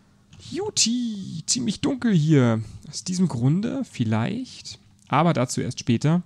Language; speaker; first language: German; native; German